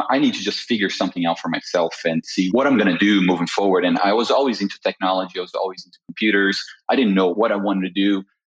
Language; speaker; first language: English; non-native, fluent; Portuguese